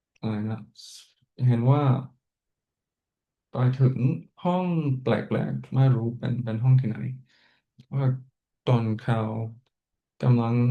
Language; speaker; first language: Thai; non-native, fluent; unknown